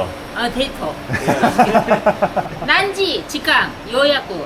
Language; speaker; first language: Japanese; non-native, learner; Korean